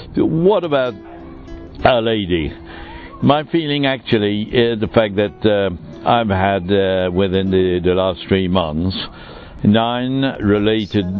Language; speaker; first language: English; non-native, fluent; French